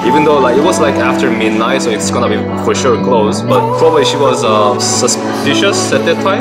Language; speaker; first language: English; non-native, fluent; Korean